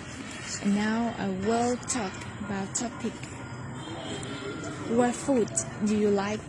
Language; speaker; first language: English; non-native, learner; Vietnamese